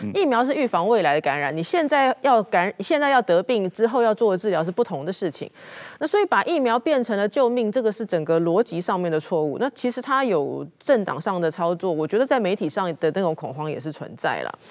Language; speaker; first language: Chinese; native; Chinese